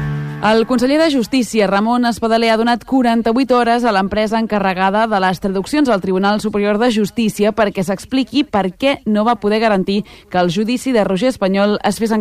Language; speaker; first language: Catalan; native; Catalan